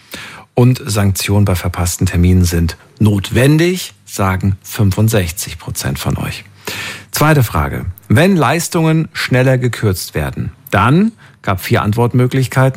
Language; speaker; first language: German; native; German